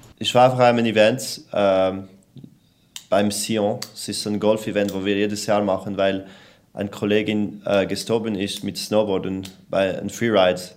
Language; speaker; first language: German; non-native, local second language; French